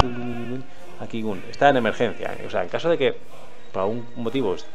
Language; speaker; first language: Spanish; native; Spanish